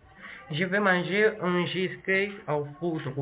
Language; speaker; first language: French; non-native, learner; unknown